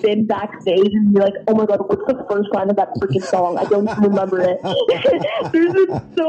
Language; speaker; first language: English; native; English